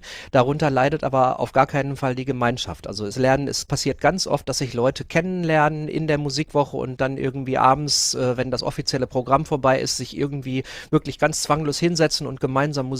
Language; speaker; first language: German; native; German